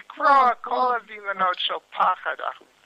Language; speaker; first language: Hebrew; non-native, learner; English